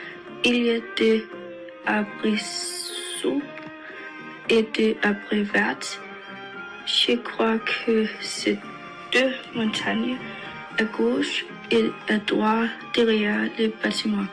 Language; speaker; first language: French; non-native, learner; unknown